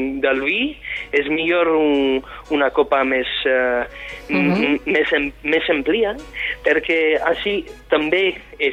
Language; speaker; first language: Catalan; non-native, fluent; French